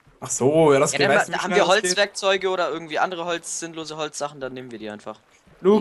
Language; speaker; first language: German; native; German